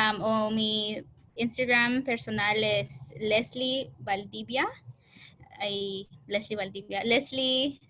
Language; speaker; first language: Spanish; early bilingual, heritage; Spanish